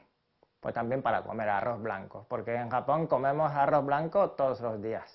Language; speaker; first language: Spanish; non-native, fluent; Japanese